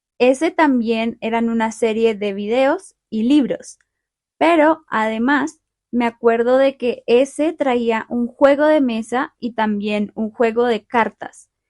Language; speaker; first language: Spanish; native; Spanish